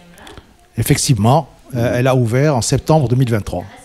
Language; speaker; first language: French; non-native, local second language; Arabic